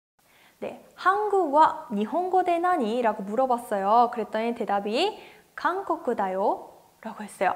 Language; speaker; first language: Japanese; non-native, fluent; Korean